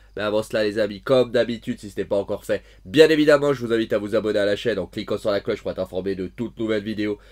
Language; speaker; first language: French; native; French